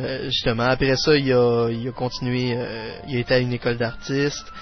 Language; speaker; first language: French; native; French